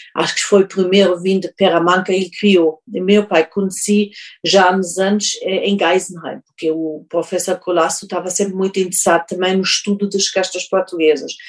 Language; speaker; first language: Portuguese; non-native, fluent; German